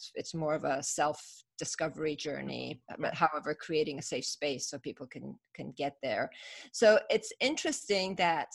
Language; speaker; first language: English; early bilingual, other home language; Persian